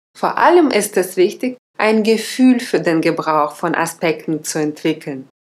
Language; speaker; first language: German; non-native, fluent; Russian